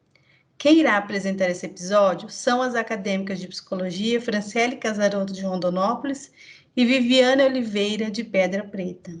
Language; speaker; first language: Portuguese; native; Portuguese